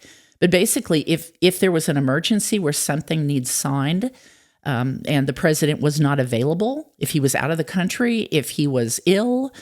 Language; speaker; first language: English; native; English